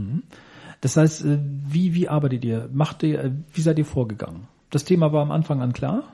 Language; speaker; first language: German; native; German